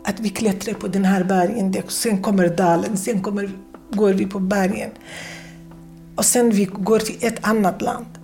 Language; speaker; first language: Swedish; non-native, fluent; Kurdish